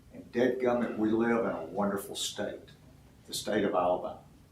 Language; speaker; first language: English; native; English